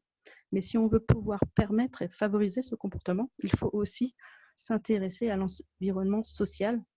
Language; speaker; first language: French; native; French